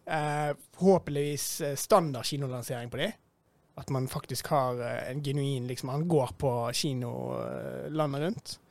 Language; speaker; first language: Norwegian; native; Norwegian